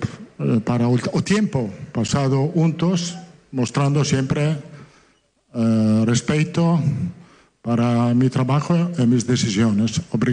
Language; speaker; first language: Portuguese; non-native, fluent; Italian